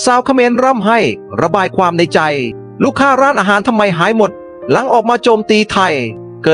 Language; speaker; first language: Thai; native; Thai